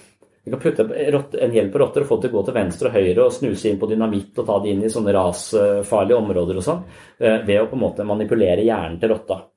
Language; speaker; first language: Norwegian; native; Norwegian